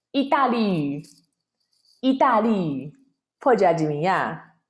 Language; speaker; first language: Portuguese; non-native, fluent; Chinese